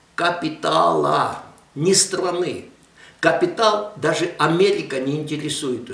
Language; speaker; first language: Russian; non-native, local second language; Armenian